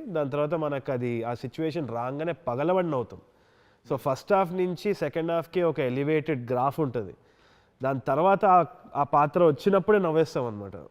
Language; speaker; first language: Telugu; native; Telugu